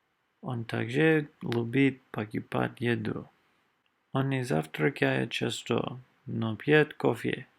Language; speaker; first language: Russian; non-native, learner; English